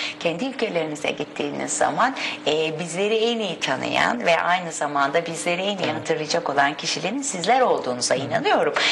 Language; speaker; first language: Turkish; native; Turkish